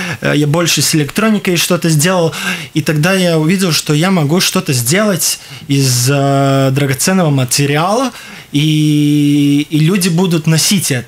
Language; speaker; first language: Russian; non-native, local second language; Latvian